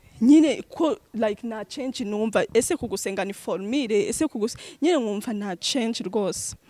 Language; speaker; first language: Kinyarwanda; native; Kinyarwanda